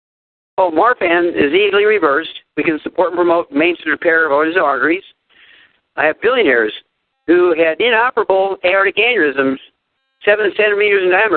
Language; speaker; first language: English; native; English